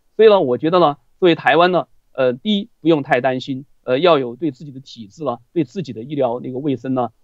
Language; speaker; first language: Chinese; native; Chinese